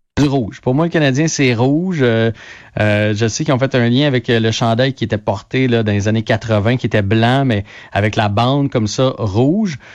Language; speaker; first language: French; native; French